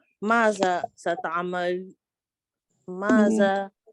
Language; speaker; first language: Arabic; non-native, learner; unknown